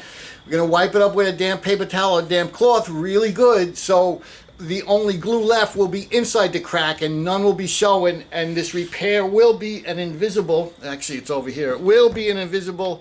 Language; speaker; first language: English; native; English